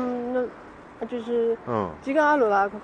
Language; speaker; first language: Japanese; non-native, learner; Chinese